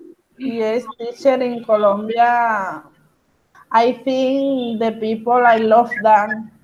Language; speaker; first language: English; non-native, learner; Spanish